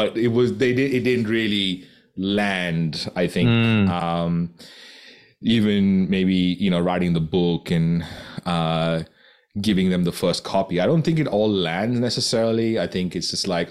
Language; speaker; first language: English; non-native, local second language; Konkani